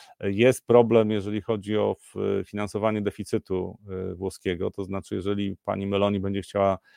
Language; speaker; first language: Polish; native; Polish